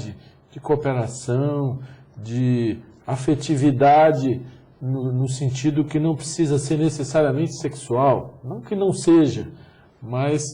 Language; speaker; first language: Portuguese; native; Portuguese